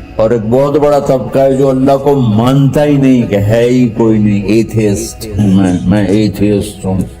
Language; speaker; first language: Urdu; non-native, local second language; Punjabi